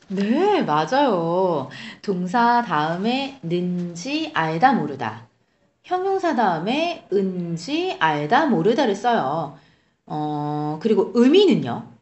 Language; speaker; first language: Korean; native; Korean